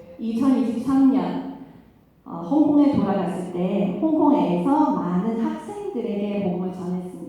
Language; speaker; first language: Korean; non-native, fluent; Cantonese